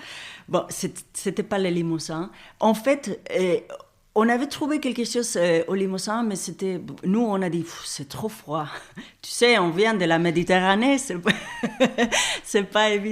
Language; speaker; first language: French; non-native, fluent; Spanish